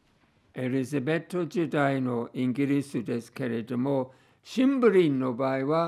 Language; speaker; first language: Japanese; non-native, fluent; English